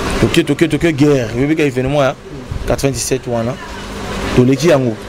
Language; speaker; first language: Lingala; native; Lingala